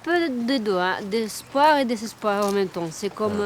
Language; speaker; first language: French; non-native, fluent; Spanish